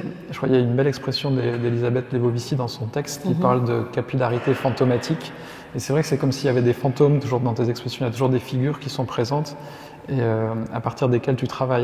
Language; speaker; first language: French; native; French